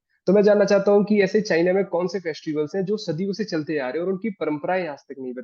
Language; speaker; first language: Hindi; native; Hindi